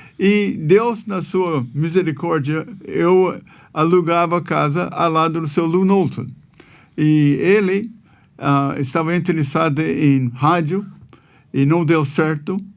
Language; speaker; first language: Portuguese; non-native, fluent; English